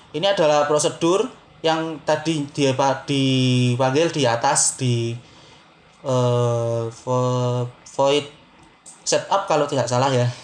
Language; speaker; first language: Indonesian; native; Indonesian